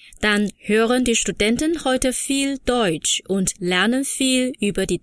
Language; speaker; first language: German; non-native, fluent; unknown